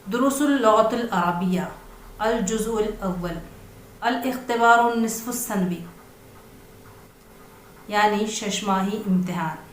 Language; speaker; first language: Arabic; non-native, fluent; Urdu